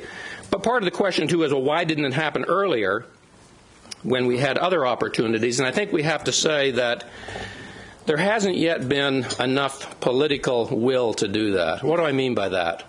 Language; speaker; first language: English; native; English